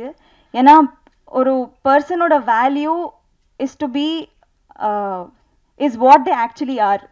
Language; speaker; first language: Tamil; non-native, learner; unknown